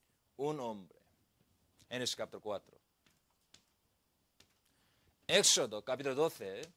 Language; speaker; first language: Spanish; non-native, learner; Korean